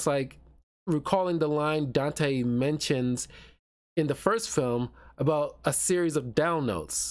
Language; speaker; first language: English; native; English